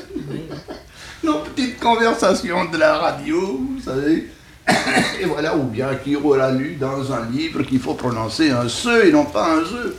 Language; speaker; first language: French; native; French